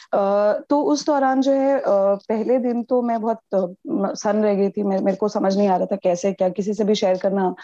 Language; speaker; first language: Hindi; native; Hindi